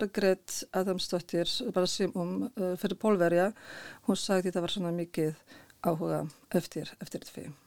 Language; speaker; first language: Icelandic; non-native, fluent; Polish